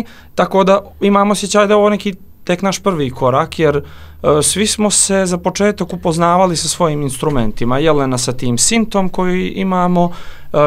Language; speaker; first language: Serbian; native; Serbian